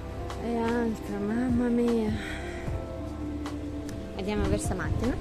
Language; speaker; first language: Italian; non-native, learner; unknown